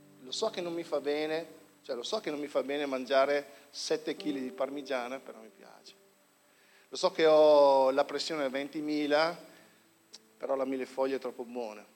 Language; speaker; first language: Italian; native; Italian